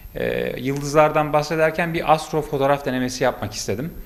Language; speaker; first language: Turkish; native; Turkish